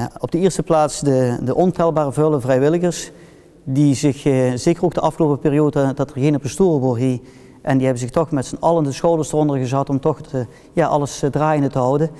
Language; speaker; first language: Dutch; early bilingual, heritage; Dutch